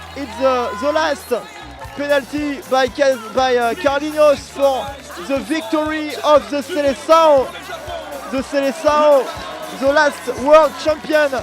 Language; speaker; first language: English; non-native, learner; French